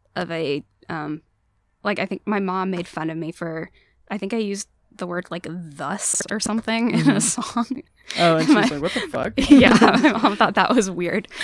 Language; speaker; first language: English; native; English